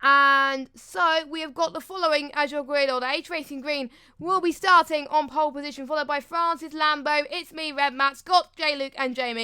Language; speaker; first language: English; native; English